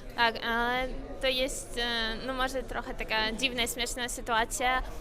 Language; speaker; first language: Polish; non-native, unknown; Ukrainian